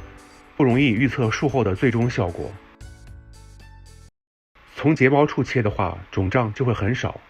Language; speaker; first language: Chinese; native; Chinese